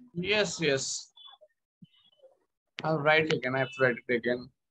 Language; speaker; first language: English; non-native, local second language; Bangla